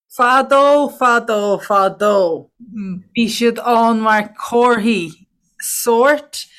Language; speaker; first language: Irish; native; Irish